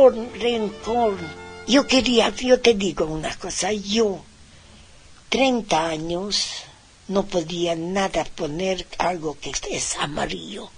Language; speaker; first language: Spanish; non-native, fluent; Hungarian